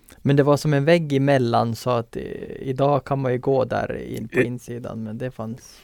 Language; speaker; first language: Swedish; native; Swedish